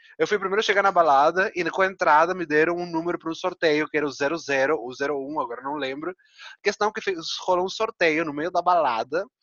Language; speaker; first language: Portuguese; non-native, fluent; Spanish